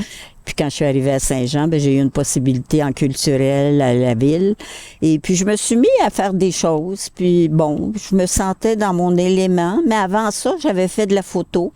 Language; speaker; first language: French; native; French